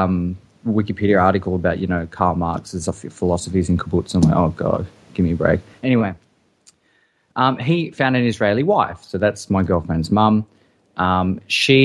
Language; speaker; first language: English; native; English